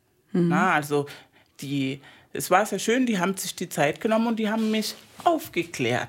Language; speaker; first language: German; non-native, fluent; Spanish